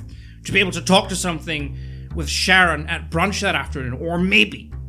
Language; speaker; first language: English; native; English